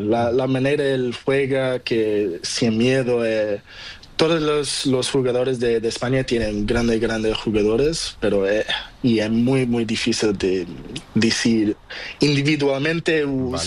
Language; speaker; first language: Spanish; non-native, learner; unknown